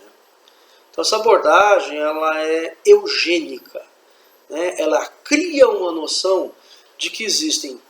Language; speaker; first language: Portuguese; native; Portuguese